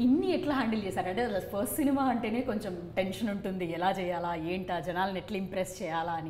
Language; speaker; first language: Telugu; native; Telugu